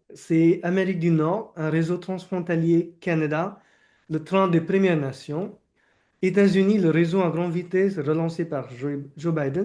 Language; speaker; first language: French; non-native, fluent; Marathi